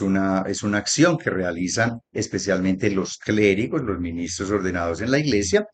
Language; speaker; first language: Spanish; native; Spanish